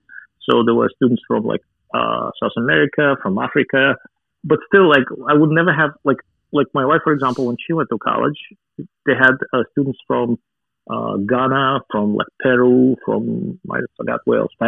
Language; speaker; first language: English; non-native, fluent; Russian